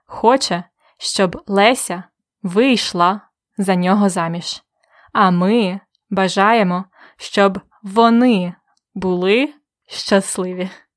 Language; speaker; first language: Ukrainian; native; Ukrainian